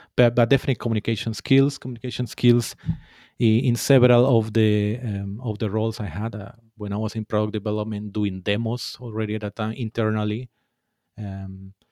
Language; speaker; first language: English; non-native, fluent; Spanish